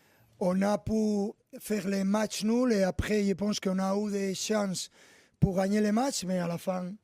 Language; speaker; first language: French; non-native, learner; Spanish